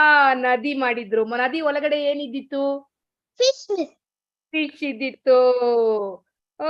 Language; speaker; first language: Kannada; non-native, learner; Tamil